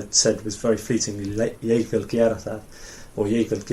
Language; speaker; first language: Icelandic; non-native, fluent; English